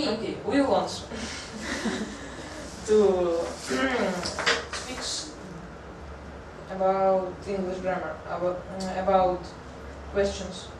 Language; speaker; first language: English; non-native, learner; Russian